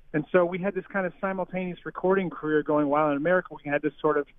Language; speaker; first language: English; native; English